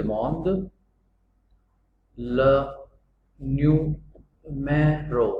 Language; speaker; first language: French; non-native, fluent; Hindi